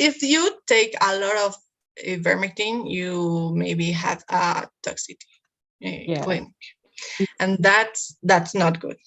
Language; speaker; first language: English; non-native, learner; Spanish